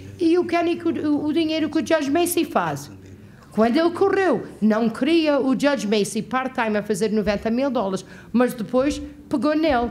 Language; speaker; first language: Portuguese; early bilingual, heritage; Portuguese